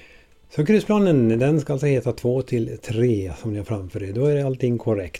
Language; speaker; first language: Swedish; native; Swedish